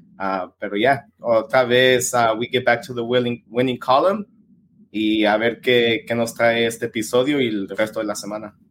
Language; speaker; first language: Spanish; early bilingual, heritage; Spanish